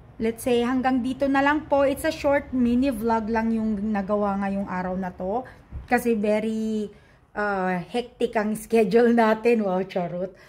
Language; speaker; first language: Filipino; non-native, local second language; Iloko